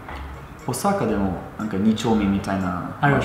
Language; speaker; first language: Japanese; non-native, fluent; English